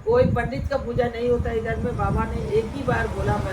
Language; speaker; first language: Hindi; non-native, local second language; Bangla